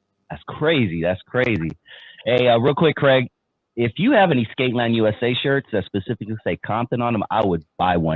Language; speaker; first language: English; native; English